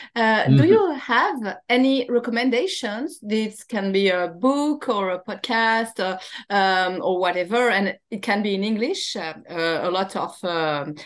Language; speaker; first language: English; non-native, fluent; French